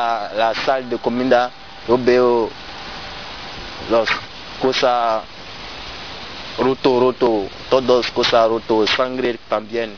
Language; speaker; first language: Spanish; non-native, learner; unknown